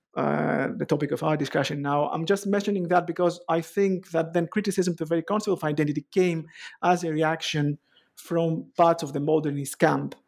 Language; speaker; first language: English; non-native, fluent; Greek